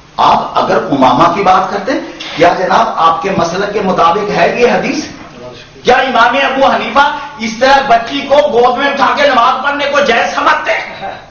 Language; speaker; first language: Urdu; native; Urdu